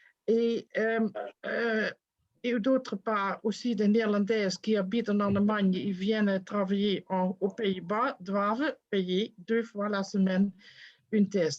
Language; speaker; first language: French; non-native, fluent; Dutch